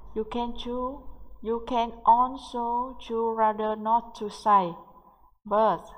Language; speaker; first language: English; non-native, learner; Vietnamese